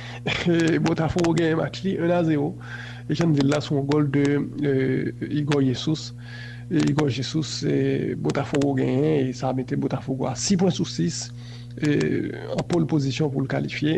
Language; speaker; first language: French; non-native, local second language; Haitian Creole